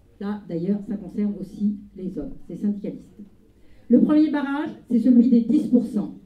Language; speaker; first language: French; native; French